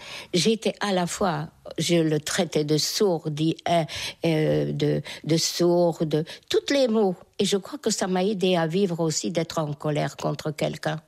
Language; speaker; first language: French; non-native, fluent; Hungarian